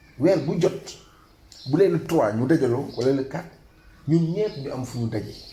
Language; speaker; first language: Wolof; native; Wolof